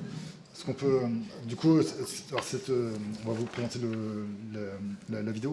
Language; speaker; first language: French; native; French